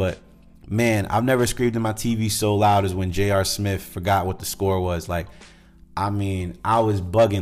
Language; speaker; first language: English; native; English